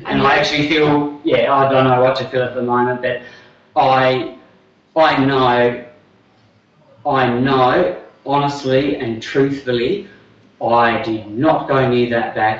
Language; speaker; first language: English; native; English